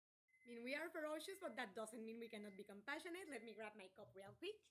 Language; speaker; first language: English; non-native, fluent; Spanish